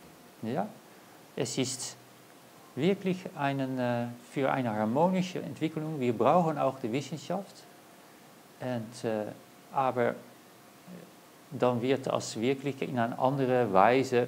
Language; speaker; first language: German; non-native, learner; Dutch